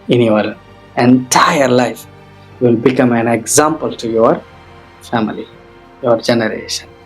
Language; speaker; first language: English; non-native, local second language; Telugu